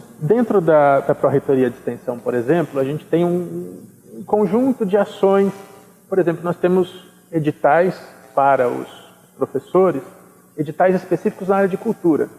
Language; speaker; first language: Portuguese; native; Portuguese